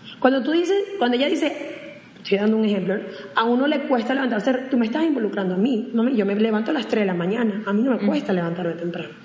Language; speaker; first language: Spanish; native; Spanish